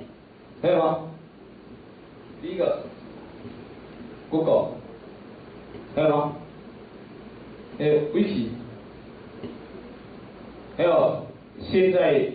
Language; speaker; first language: Chinese; native; Chinese